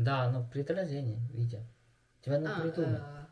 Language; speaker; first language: Russian; non-native, learner; Chinese